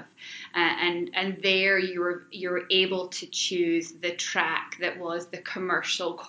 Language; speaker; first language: English; native; English